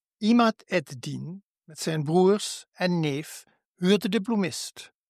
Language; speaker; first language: Dutch; native; Dutch